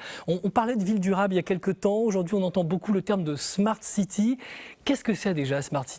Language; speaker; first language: French; native; French